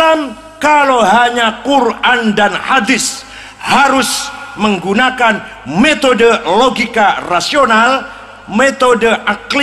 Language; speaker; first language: Indonesian; native; Indonesian